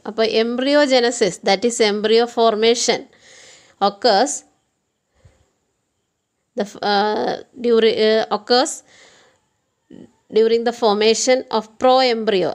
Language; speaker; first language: English; non-native, local second language; Malayalam